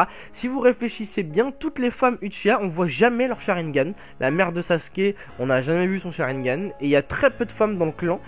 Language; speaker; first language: French; native; French